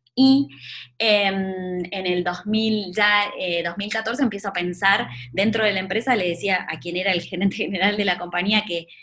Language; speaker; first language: Spanish; native; Spanish